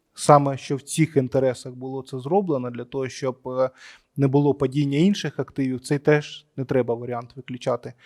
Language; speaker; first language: Ukrainian; non-native, local second language; Russian